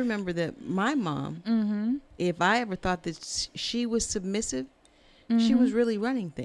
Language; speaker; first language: English; native; English